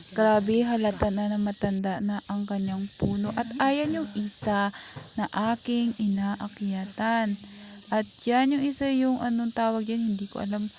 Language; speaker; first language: Filipino; non-native, local second language; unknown